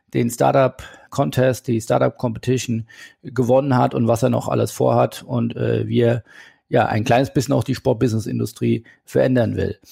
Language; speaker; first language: German; native; German